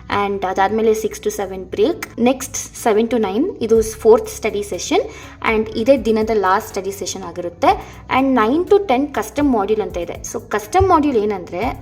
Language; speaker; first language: Kannada; non-native, local second language; Telugu